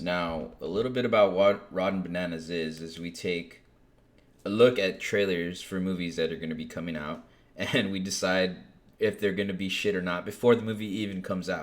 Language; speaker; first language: English; native; English